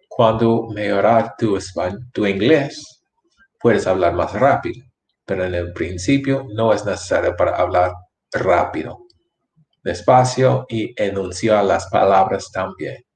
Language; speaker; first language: Spanish; non-native, fluent; English